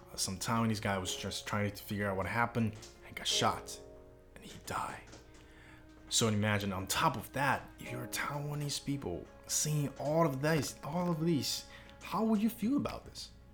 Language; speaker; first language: English; non-native, fluent; Chinese